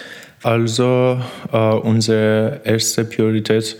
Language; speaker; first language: German; non-native, learner; Persian